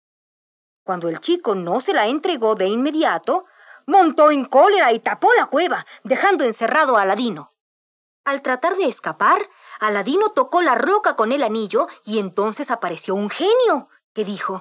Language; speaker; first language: Spanish; native; Spanish